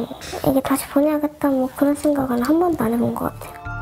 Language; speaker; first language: Korean; native; Korean